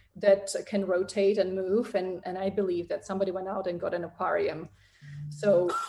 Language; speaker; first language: English; non-native, fluent; Czech